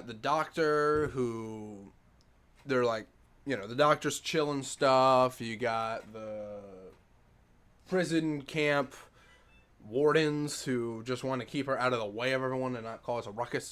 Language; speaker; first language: English; native; English